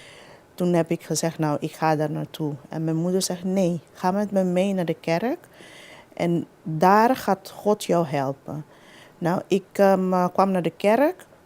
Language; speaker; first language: Dutch; non-native, local second language; Papiamento